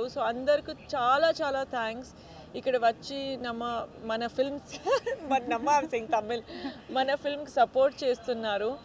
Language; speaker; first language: Telugu; non-native, fluent; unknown